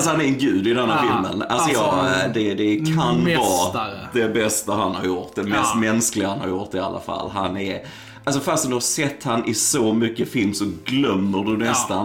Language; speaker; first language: Swedish; native; Swedish